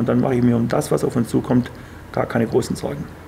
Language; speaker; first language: German; native; German